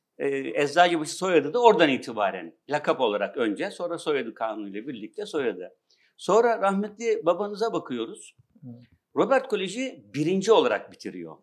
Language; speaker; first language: Turkish; native; Turkish